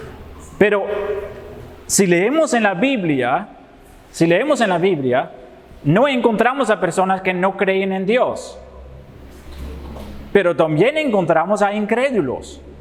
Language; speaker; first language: Spanish; non-native, fluent; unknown